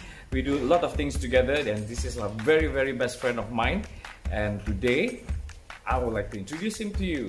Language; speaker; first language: English; non-native, local second language; Malay